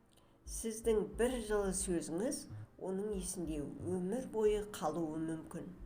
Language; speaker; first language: Kazakh; native; Kazakh